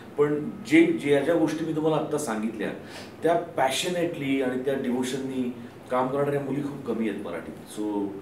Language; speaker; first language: Marathi; native; Marathi